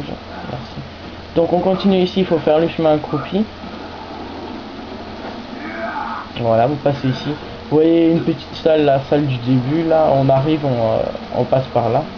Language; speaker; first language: French; native; French